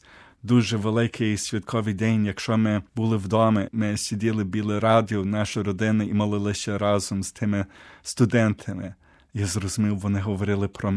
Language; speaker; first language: Ukrainian; early bilingual, heritage; Ukrainian